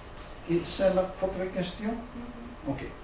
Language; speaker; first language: French; non-native, learner; Dutch